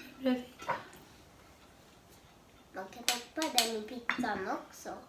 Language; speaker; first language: Swedish; early bilingual, other home language; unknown